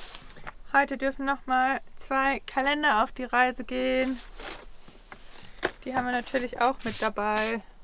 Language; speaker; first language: German; native; German